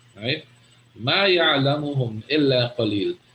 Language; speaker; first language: Arabic; non-native, fluent; English